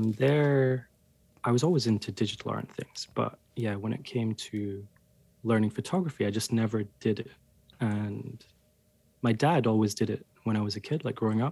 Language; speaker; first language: English; native; English